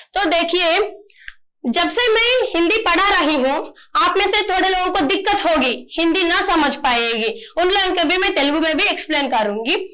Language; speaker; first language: Hindi; non-native, local second language; Telugu